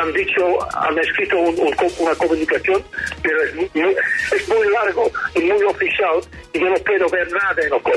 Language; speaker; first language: Spanish; non-native, learner; Dutch